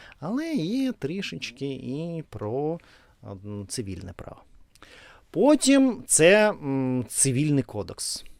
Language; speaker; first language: Ukrainian; non-native, learner; Russian